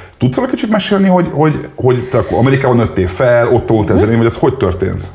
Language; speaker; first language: Hungarian; native; Hungarian